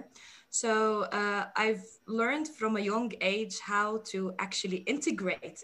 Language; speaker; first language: English; non-native, fluent; Arabic